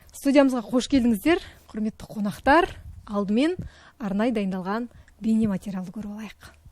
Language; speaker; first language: Kazakh; native; Kazakh